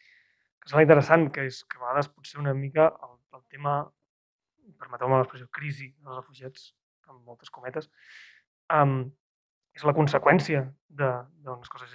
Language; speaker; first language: Catalan; native; Catalan